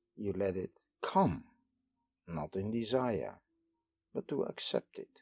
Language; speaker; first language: English; non-native, fluent; Dutch